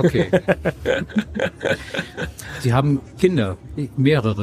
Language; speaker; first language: German; native; German